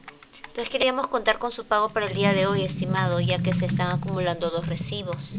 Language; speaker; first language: Spanish; native; Spanish